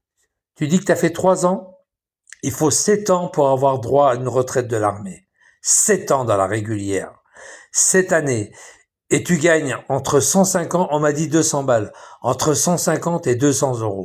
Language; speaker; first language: French; native; French